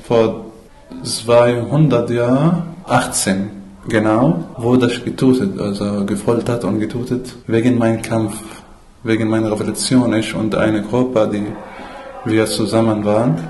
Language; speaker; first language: German; non-native, fluent; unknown